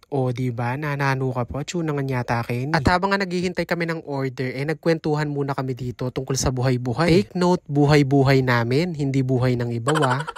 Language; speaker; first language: Filipino; non-native, local second language; Pampanga